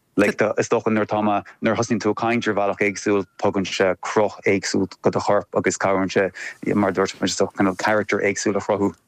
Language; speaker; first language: Irish; native; Irish